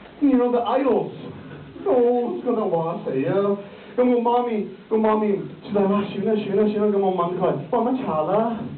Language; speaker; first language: Cantonese; non-native, learner; English